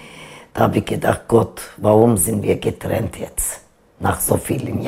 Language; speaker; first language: German; non-native, learner; Turkish